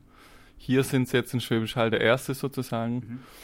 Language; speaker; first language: German; native; German